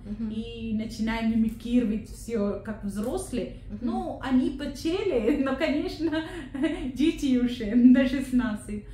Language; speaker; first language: Russian; non-native, learner; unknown